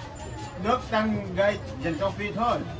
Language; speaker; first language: Vietnamese; non-native, learner; Portuguese